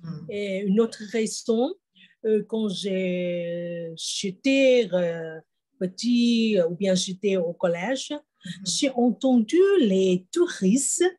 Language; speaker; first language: French; non-native, fluent; Thai